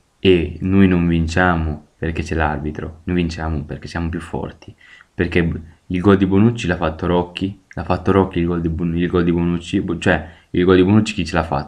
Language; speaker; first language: Italian; native; Italian